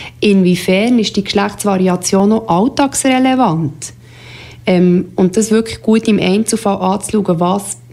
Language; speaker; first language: German; native; German